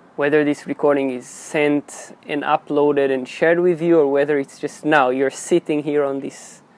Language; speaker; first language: English; non-native, fluent; Hebrew